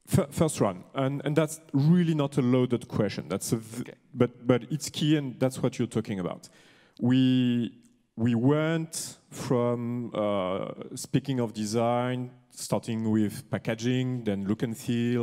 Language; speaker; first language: English; non-native, fluent; French